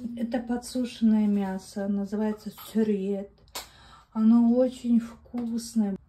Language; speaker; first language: Russian; non-native, local second language; Kazakh